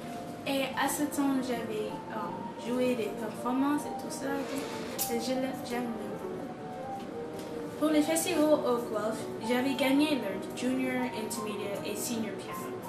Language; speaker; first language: French; non-native, local second language; English